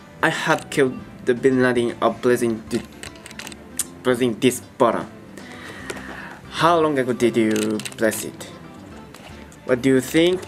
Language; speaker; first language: English; non-native, learner; Japanese